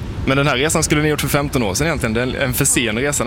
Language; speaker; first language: Swedish; native; Swedish